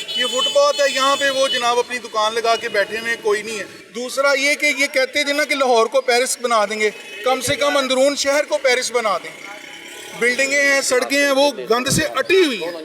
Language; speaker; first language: Urdu; non-native, local second language; Punjabi